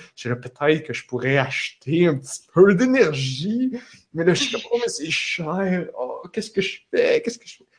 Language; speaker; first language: French; native; French